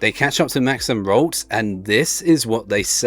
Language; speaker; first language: English; native; English